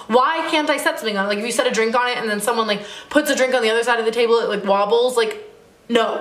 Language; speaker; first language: English; native; English